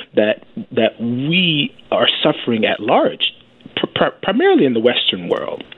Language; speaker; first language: English; native; English